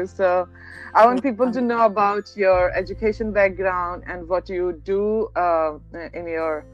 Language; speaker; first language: English; non-native, local second language; Hindi